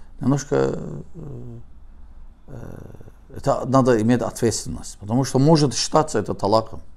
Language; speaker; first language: Russian; non-native, learner; Azerbaijani